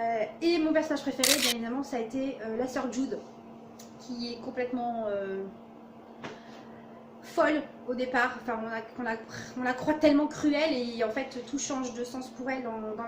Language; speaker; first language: French; native; French